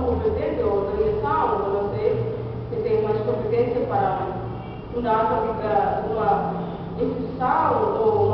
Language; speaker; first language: Portuguese; non-native, learner; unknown